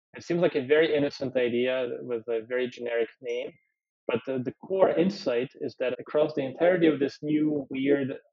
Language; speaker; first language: English; early bilingual, other home language; Ukrainian